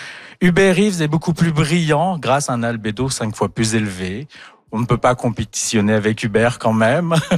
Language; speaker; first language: French; native; French